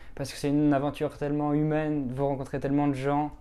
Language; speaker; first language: French; native; French